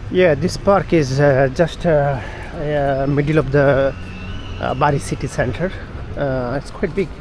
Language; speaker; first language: English; non-native, learner; Bangla